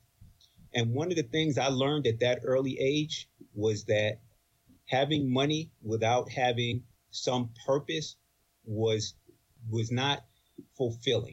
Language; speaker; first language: English; native; English